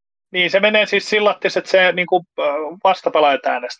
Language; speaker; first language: Finnish; native; Finnish